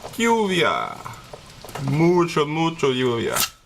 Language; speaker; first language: Spanish; non-native, learner; English